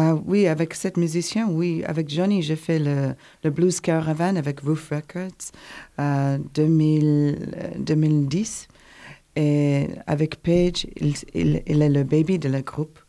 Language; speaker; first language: French; non-native, learner; English